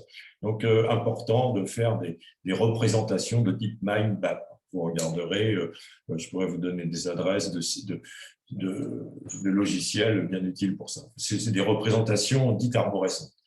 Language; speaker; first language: French; native; French